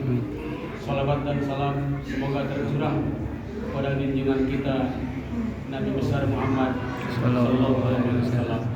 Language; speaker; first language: Indonesian; native; Indonesian